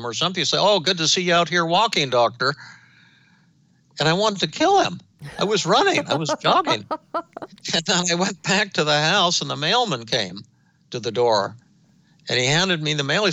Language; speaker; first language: English; native; English